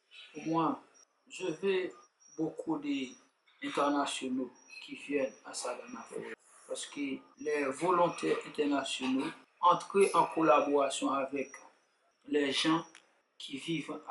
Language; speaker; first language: French; non-native, local second language; Haitian Creole